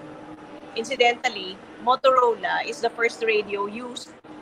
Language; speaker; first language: English; non-native, local second language; Filipino